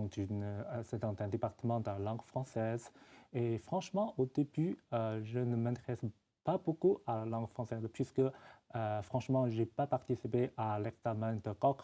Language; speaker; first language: French; non-native, fluent; Chinese